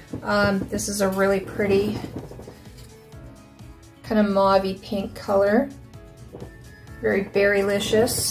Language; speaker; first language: English; native; English